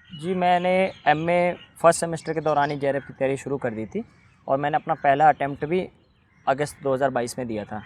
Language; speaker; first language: Hindi; native; Hindi